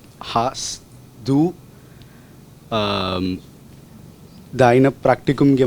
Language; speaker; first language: German; non-native, learner; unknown